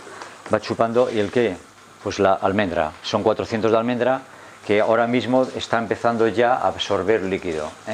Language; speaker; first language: Spanish; native; Spanish